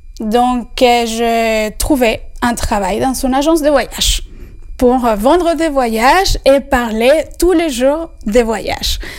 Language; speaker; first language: French; non-native, fluent; Spanish